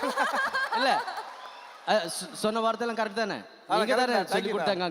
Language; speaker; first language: Tamil; non-native, learner; Malayalam